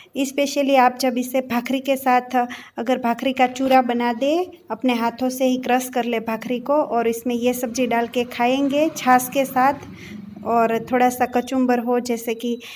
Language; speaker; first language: Hindi; non-native, local second language; Gujarati